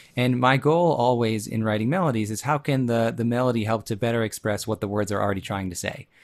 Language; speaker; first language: English; native; English